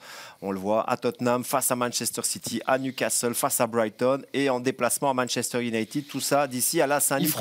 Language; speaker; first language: French; native; French